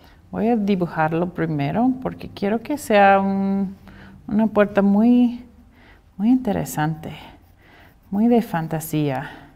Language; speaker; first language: Spanish; non-native, fluent; English